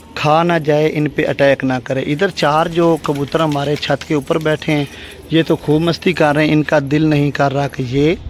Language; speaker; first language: Urdu; native; Urdu